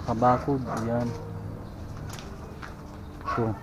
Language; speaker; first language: Filipino; non-native, local second language; Cebuano